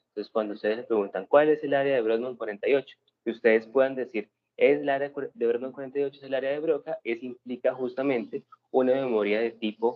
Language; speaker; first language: Spanish; native; Spanish